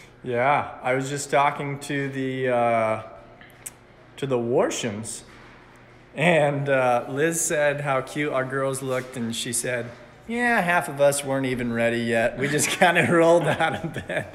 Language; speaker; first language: English; native; English